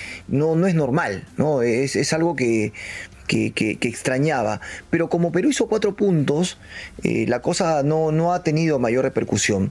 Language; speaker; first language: Spanish; native; Spanish